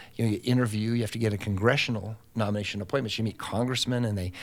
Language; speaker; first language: English; native; English